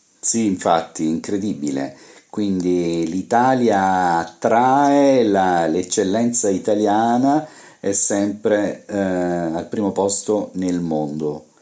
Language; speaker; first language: Italian; native; Italian